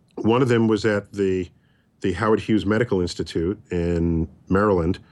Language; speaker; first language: English; native; English